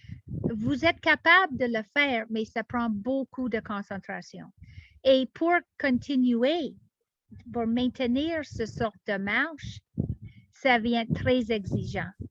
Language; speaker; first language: French; non-native, learner; English